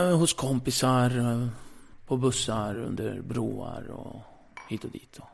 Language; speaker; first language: Swedish; early bilingual, other home language; Kurdish